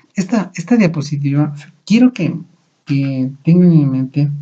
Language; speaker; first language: Spanish; native; Spanish